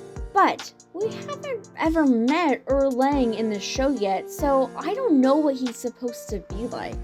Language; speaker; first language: English; native; English